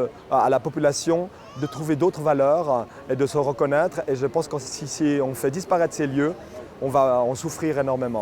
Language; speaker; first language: French; native; French